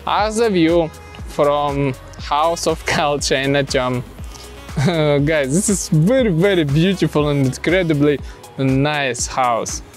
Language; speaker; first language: English; non-native, learner; Russian